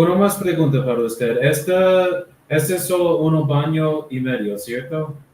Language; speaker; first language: Spanish; non-native, learner; English